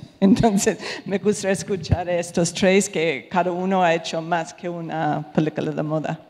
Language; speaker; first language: Spanish; non-native, fluent; English